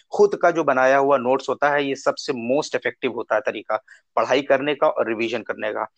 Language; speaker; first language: Hindi; native; Hindi